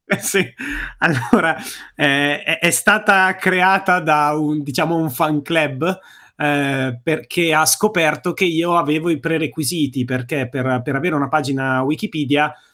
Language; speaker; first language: Italian; native; Italian